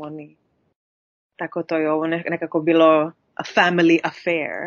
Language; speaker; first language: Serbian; early bilingual, heritage; Serbian